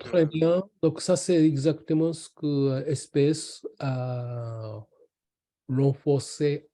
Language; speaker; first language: French; non-native, learner; Japanese